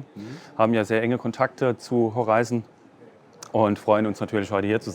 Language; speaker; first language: German; native; German